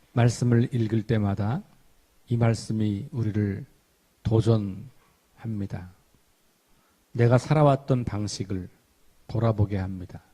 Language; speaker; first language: Korean; native; Korean